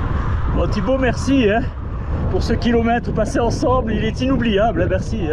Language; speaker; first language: French; native; French